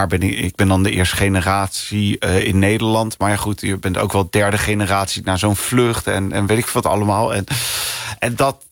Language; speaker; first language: Dutch; early bilingual, other home language; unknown